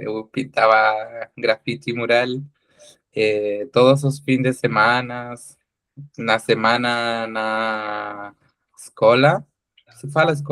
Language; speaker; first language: Portuguese; non-native, learner; Spanish